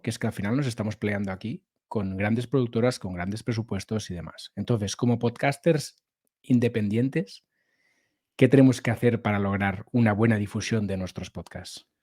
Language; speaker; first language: Spanish; native; Spanish